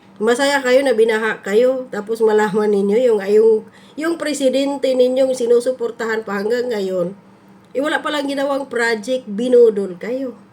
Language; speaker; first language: Filipino; non-native, local second language; Cebuano